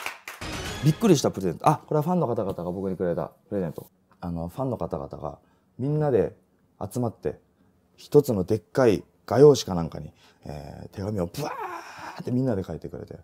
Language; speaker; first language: Japanese; non-native, fluent; Korean